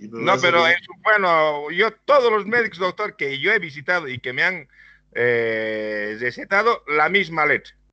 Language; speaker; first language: Spanish; native; Spanish